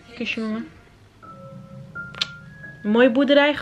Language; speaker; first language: Dutch; native; Dutch